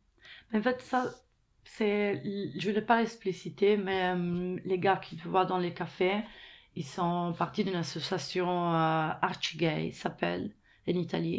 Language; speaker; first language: French; non-native, fluent; Italian